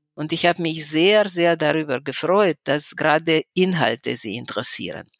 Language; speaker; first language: German; non-native, fluent; Russian